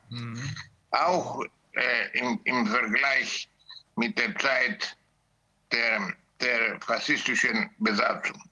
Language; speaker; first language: German; non-native, learner; Greek